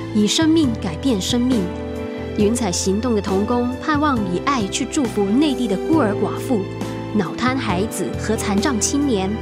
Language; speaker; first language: Chinese; non-native, local second language; Cantonese